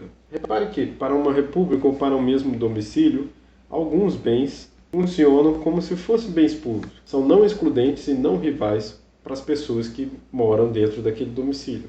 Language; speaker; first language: Portuguese; native; Portuguese